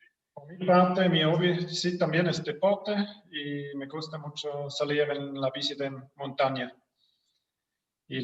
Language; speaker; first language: Spanish; non-native, fluent; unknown